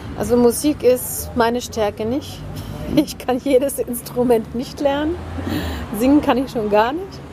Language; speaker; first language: German; early bilingual, heritage; German